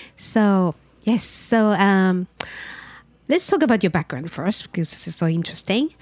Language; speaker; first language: English; non-native, fluent; Japanese